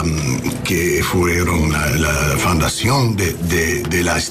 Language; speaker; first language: Spanish; non-native, learner; English